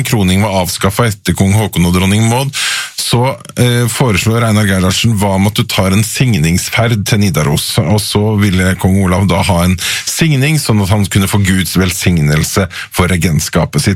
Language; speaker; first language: Norwegian; native; Norwegian